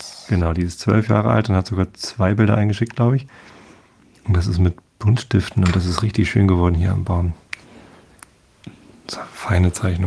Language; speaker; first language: German; native; German